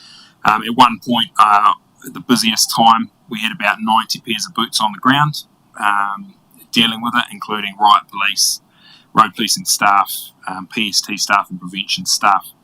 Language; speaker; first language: English; native; English